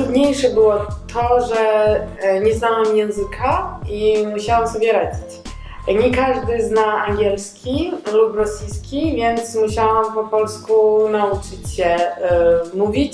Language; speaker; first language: Polish; non-native, learner; Georgian